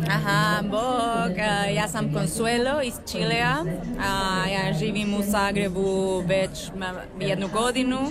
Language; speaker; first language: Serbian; non-native, learner; Spanish